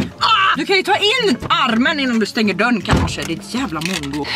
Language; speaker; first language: Swedish; native; Swedish